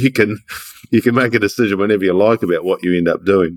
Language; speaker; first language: English; native; English